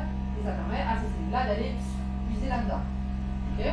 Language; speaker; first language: French; native; French